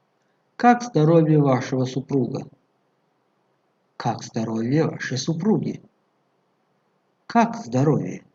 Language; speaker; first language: Russian; non-native, fluent; Tajik